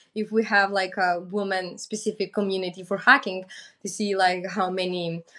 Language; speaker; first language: English; non-native, fluent; Macedonian